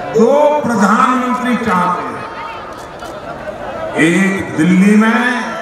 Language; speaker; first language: Hindi; non-native, local second language; Gujarati